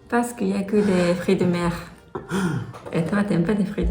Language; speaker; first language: French; non-native, fluent; Japanese